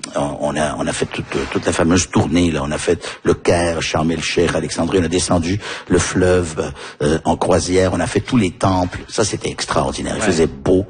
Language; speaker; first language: French; early bilingual, heritage; French